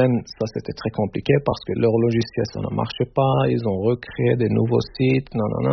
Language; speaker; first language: French; non-native, fluent; Turkish